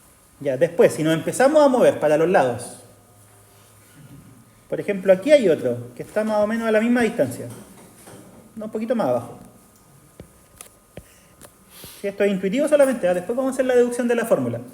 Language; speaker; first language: Spanish; native; Spanish